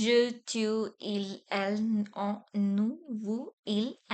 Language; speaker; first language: French; non-native, fluent; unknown